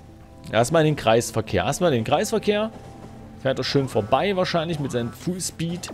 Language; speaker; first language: German; native; German